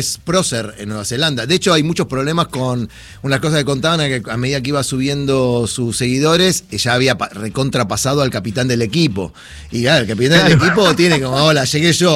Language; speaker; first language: Spanish; native; Spanish